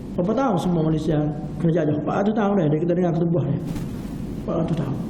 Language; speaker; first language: Malay; early bilingual, heritage; Malay